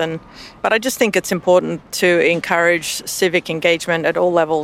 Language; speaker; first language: English; native; English